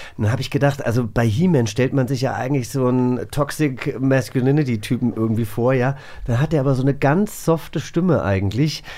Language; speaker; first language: German; native; German